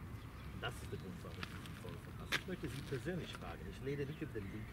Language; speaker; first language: German; non-native, fluent; English